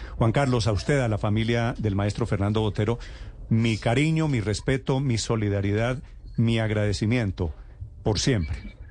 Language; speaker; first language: Spanish; native; Spanish